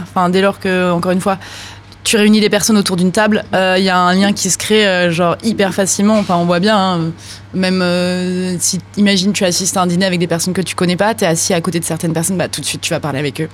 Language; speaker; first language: French; native; French